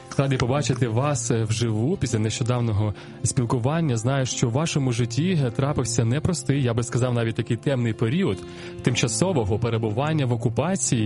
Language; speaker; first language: Ukrainian; native; Ukrainian